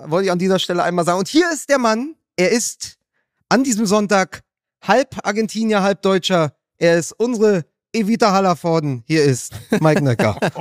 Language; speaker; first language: German; native; German